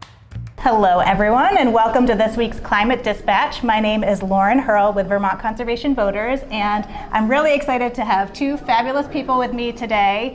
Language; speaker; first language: English; native; English